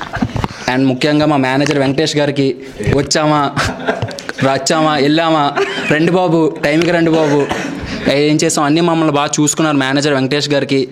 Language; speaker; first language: Telugu; native; Telugu